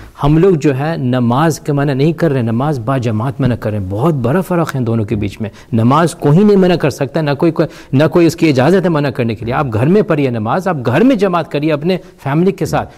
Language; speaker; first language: Urdu; early bilingual, heritage; Urdu